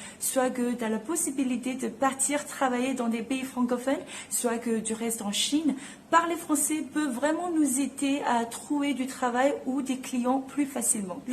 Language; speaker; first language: French; non-native, fluent; Chinese